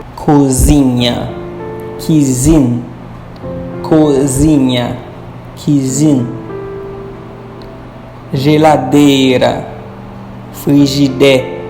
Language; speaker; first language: Portuguese; non-native, fluent; Haitian Creole